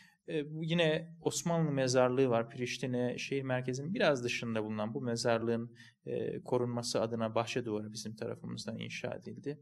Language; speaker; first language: Turkish; native; Turkish